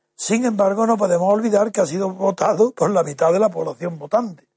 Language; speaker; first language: Spanish; native; Spanish